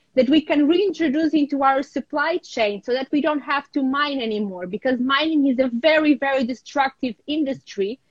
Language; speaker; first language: English; non-native, fluent; Ukrainian